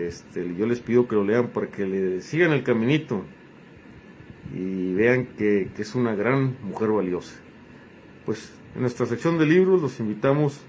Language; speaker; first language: Spanish; native; Spanish